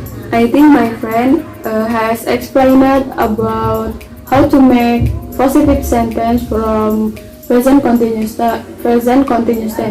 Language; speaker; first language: English; non-native, learner; Indonesian